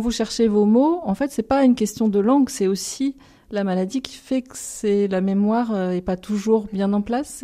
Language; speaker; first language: French; native; French